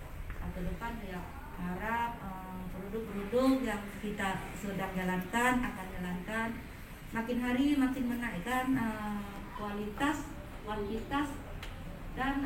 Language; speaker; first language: Indonesian; non-native, fluent; Vietnamese